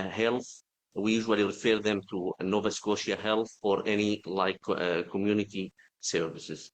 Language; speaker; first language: English; non-native, fluent; Arabic